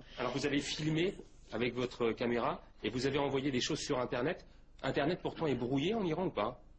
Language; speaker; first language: French; native; French